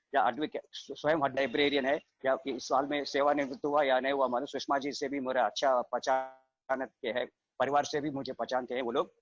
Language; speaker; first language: Hindi; non-native, local second language; Telugu